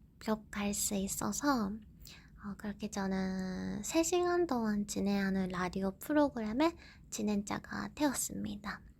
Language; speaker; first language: Korean; non-native, fluent; Japanese